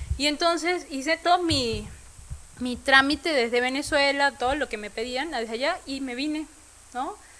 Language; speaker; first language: Spanish; native; Spanish